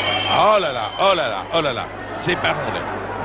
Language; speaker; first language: French; native; French